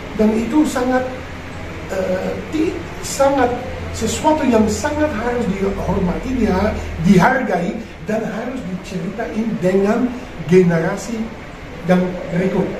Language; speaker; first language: Indonesian; non-native, fluent; Dutch